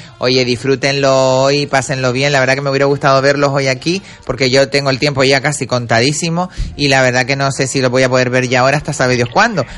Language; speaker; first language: Spanish; native; Spanish